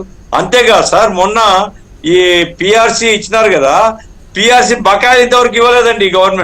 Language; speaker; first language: Telugu; native; Telugu